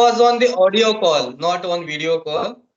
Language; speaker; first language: English; non-native, local second language; Marathi